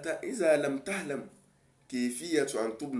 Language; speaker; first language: Arabic; non-native, learner; Yoruba